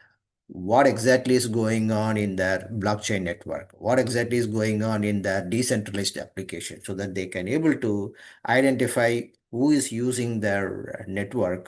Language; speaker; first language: English; non-native, local second language; Tamil